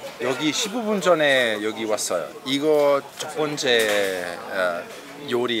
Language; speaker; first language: Korean; non-native, fluent; Italian